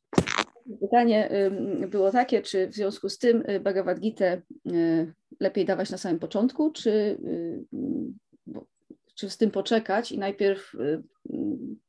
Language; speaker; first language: Polish; native; Polish